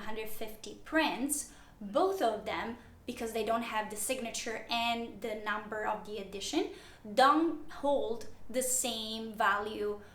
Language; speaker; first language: English; non-native, fluent; Italian